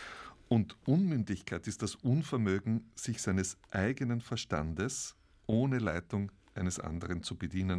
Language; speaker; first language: German; native; German